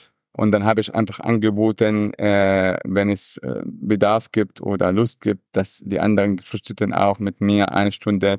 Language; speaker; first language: German; non-native, fluent; Arabic